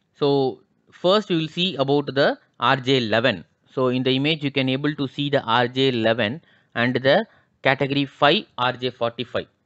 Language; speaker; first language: English; non-native, local second language; Tamil